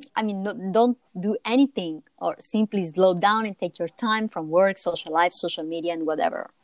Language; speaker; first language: English; non-native, fluent; Italian